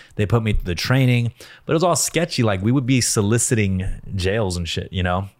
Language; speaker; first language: English; early bilingual, other home language; Korean